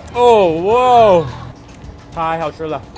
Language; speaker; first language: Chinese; non-native, learner; English